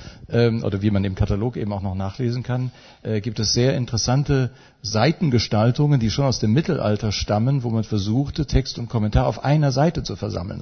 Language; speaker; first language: German; native; German